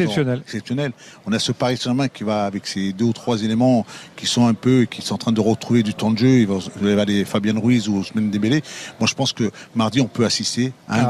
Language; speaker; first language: French; native; French